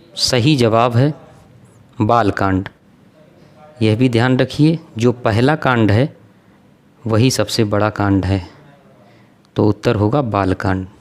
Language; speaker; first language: Hindi; native; Hindi